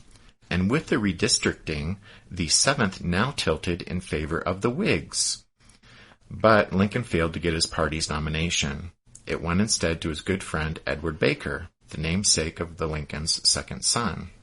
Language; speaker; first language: English; native; English